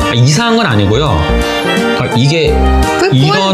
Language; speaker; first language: Korean; native; Korean